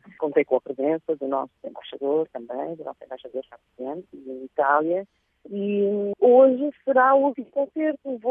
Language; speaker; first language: Portuguese; non-native, local second language; Kabuverdianu